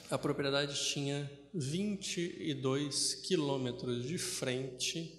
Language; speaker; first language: Portuguese; native; Portuguese